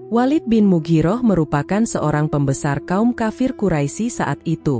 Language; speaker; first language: Indonesian; native; Indonesian